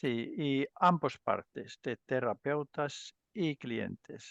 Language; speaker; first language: Spanish; non-native, learner; Finnish